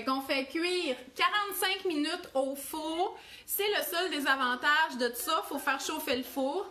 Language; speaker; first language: French; native; French